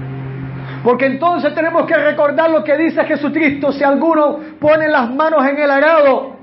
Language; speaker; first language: Spanish; native; Spanish